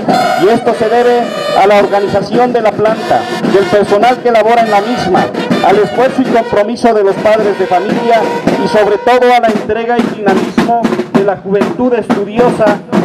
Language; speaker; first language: Spanish; native; Spanish